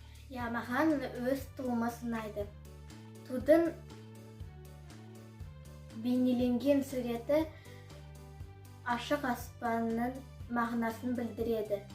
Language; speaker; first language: Kazakh; non-native, local second language; Russian